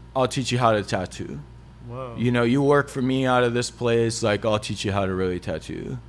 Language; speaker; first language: English; native; English